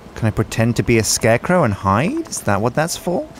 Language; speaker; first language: English; native; English